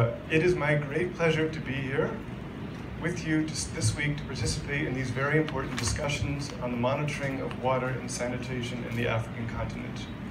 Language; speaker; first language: English; native; English